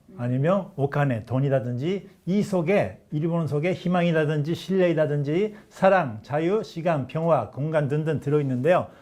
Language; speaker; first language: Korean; non-native, fluent; Japanese